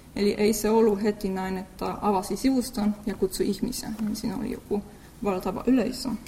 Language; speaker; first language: Finnish; non-native, fluent; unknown